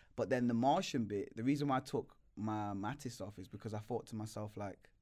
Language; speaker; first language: English; native; English